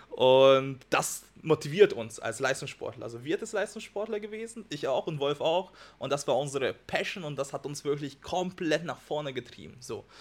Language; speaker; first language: German; non-native, fluent; Hungarian